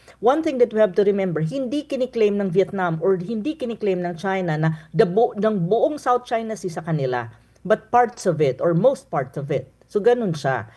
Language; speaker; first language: Filipino; non-native, local second language; Cebuano